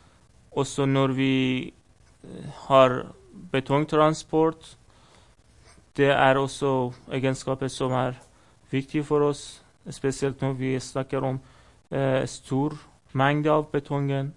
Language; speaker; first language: Norwegian; non-native, fluent; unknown